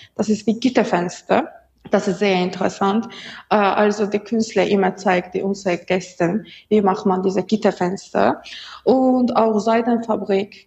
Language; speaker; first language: German; non-native, learner; Azerbaijani